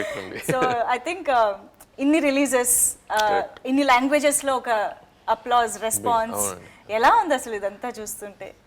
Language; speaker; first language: Telugu; native; Telugu